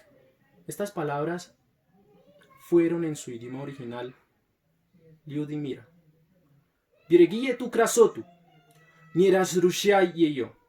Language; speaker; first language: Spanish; native; Spanish